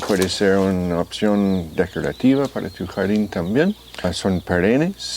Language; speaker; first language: Spanish; non-native, fluent; English